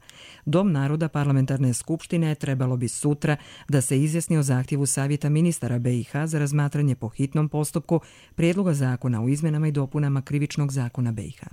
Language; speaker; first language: Croatian; native; Croatian